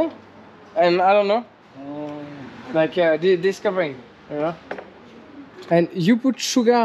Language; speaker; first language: English; non-native, learner; French